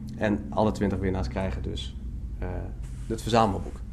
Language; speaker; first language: Dutch; native; Dutch